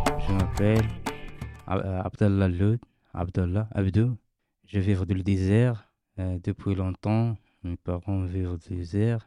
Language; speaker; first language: French; non-native, learner; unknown